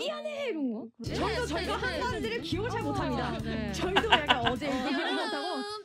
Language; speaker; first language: Korean; native; Korean